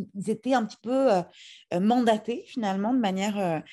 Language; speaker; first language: French; native; French